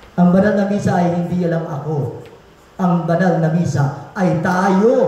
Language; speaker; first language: Filipino; non-native, local second language; Pampanga